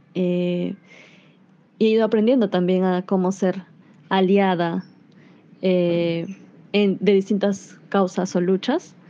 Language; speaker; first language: Spanish; native; Spanish